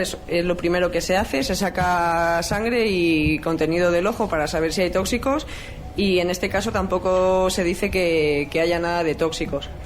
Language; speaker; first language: Spanish; native; Spanish